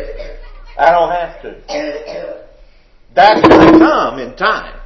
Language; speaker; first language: English; native; English